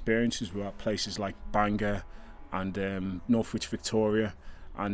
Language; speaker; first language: English; native; English